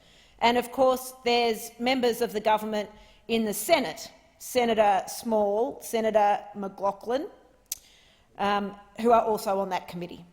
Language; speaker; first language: English; native; English